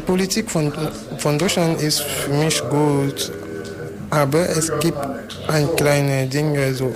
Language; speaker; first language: German; non-native, fluent; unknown